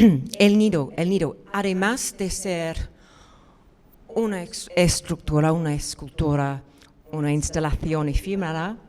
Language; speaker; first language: Spanish; non-native, fluent; English